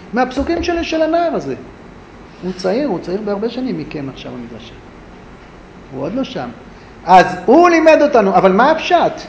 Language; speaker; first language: Hebrew; native; Hebrew